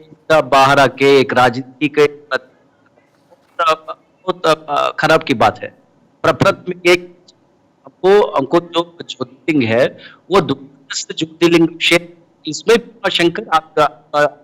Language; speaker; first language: Hindi; non-native, local second language; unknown